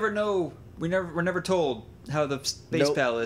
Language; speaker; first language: English; native; English